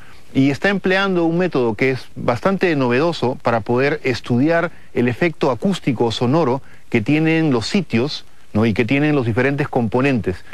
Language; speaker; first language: Spanish; native; Spanish